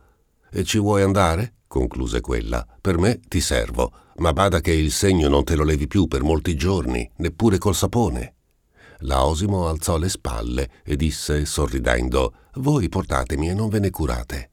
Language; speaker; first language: Italian; native; Italian